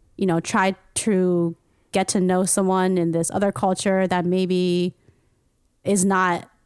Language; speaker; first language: English; native; English